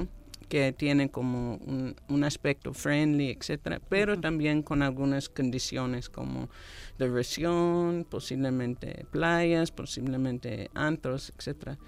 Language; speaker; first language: Spanish; non-native, fluent; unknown